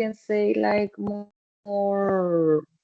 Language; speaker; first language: English; non-native, fluent; Spanish